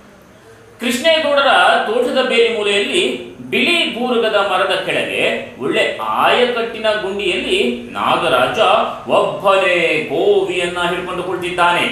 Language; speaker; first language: Kannada; native; Kannada